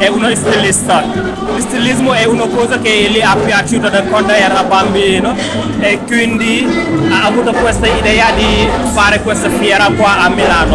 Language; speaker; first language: Italian; non-native, fluent; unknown